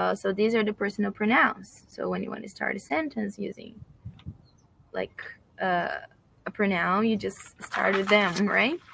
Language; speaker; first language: English; non-native, fluent; Portuguese